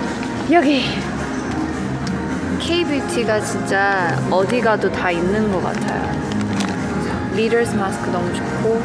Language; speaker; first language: Korean; early bilingual, heritage; Korean